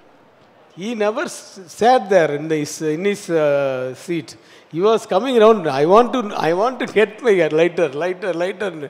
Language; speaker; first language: Telugu; non-native, learner; Tamil